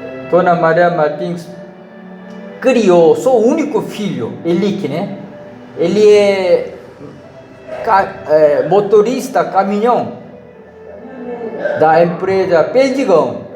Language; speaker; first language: Portuguese; non-native, learner; Korean